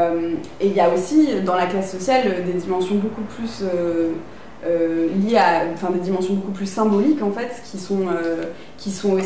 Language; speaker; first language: French; native; French